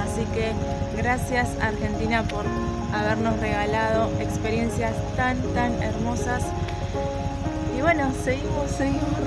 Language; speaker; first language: Spanish; native; Spanish